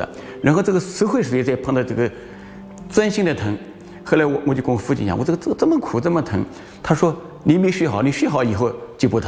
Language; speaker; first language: Chinese; native; Chinese